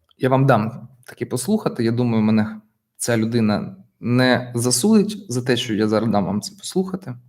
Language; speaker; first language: Ukrainian; non-native, local second language; Russian